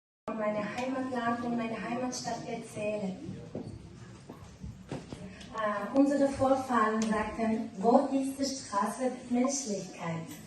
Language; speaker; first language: German; non-native, learner; Tajik